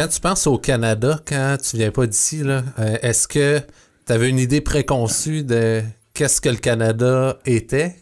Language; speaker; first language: French; native; French